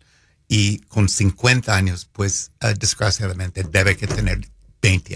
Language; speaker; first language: Spanish; non-native, fluent; English